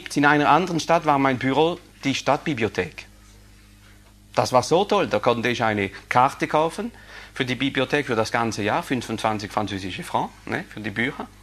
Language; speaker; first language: German; non-native, local second language; Swiss German